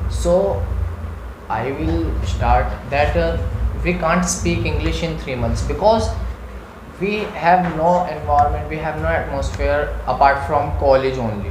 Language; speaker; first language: English; non-native, learner; Hindi